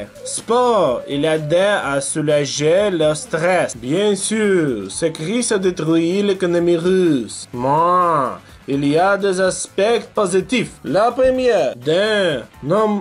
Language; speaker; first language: French; non-native, learner; Russian